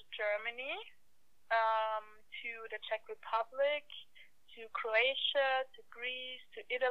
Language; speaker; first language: English; non-native, fluent; German